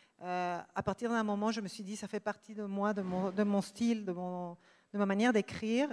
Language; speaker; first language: French; non-native, fluent; Spanish